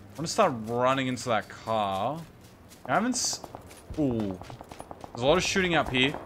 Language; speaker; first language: English; native; English